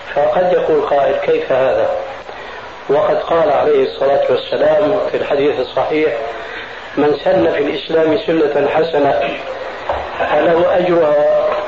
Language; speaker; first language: Arabic; early bilingual, other home language; Albanian